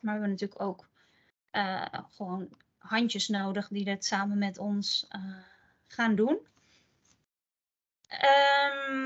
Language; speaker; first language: Dutch; native; Dutch